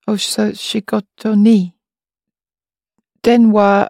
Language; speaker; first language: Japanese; non-native, learner; English